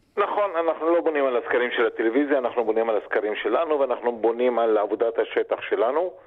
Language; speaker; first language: Hebrew; non-native, local second language; Arabic